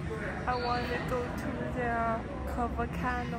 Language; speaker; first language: English; non-native, learner; Chinese